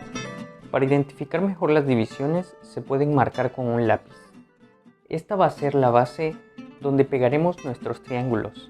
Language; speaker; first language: Spanish; native; Spanish